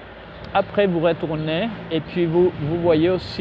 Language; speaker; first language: French; non-native, fluent; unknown